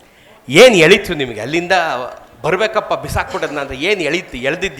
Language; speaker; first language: Kannada; native; Kannada